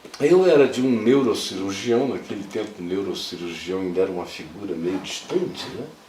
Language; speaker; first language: Portuguese; native; Portuguese